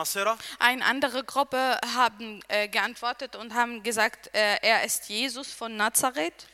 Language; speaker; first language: German; non-native, learner; Arabic